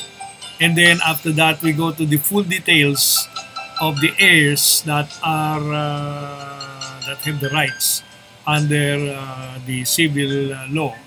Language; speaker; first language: English; non-native, local second language; Filipino